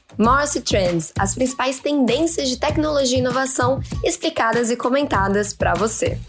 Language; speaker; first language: Portuguese; native; Portuguese